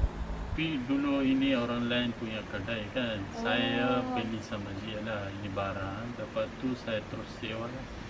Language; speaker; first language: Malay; non-native, learner; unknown